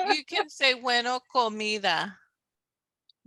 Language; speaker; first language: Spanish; non-native, fluent; English